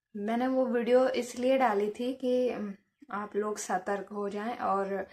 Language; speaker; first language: Hindi; native; Hindi